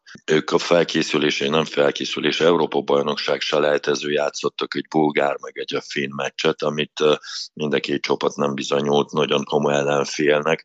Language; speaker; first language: Hungarian; non-native, fluent; Russian